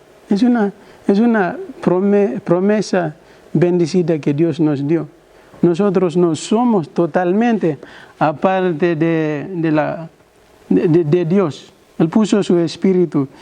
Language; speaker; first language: Spanish; non-native, learner; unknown